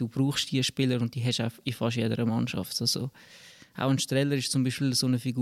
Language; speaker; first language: German; native; German